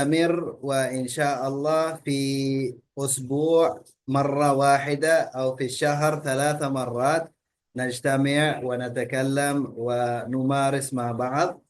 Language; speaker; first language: Arabic; early bilingual, heritage; Indonesian